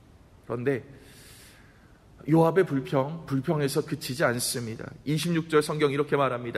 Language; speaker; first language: Korean; native; Korean